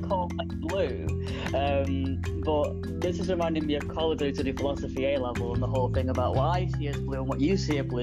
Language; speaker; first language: English; native; English